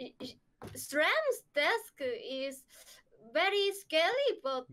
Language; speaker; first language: English; non-native, learner; Korean